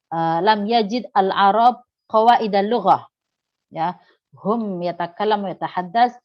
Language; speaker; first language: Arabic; non-native, learner; Indonesian